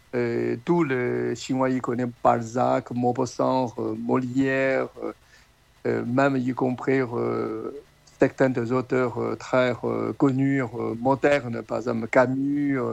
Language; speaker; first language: French; non-native, learner; Chinese